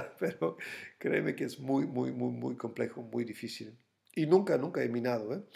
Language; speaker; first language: Spanish; non-native, fluent; German